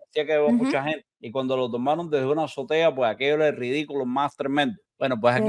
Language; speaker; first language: Spanish; native; Spanish